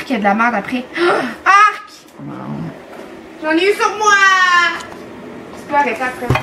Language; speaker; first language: French; native; French